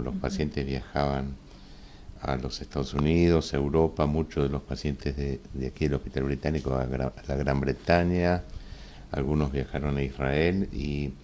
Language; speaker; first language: Spanish; native; Spanish